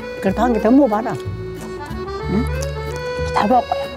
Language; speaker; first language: Korean; native; Korean